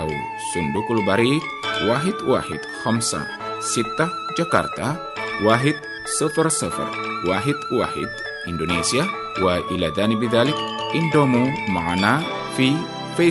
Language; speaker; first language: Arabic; non-native, fluent; Indonesian